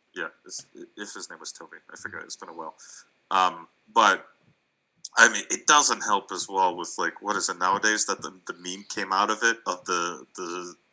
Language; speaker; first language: English; non-native, fluent; Russian